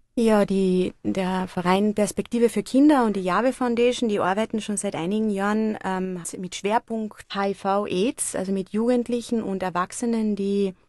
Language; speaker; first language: German; native; German